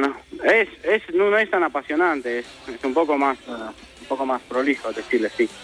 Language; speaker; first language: Spanish; non-native, fluent; Romanian